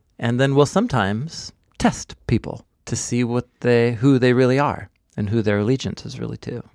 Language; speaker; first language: English; native; English